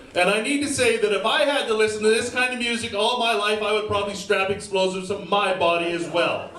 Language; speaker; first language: English; native; English